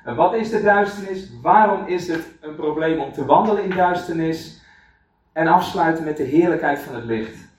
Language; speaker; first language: Dutch; native; Dutch